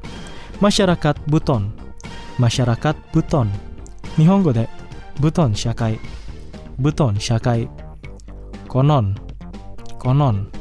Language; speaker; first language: Japanese; non-native, fluent; Indonesian